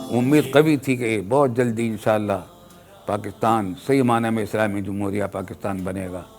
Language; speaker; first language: Urdu; native; Urdu